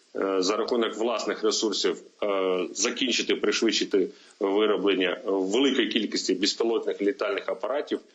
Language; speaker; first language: Ukrainian; native; Ukrainian